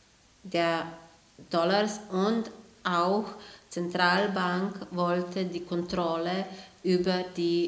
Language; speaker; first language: German; non-native, fluent; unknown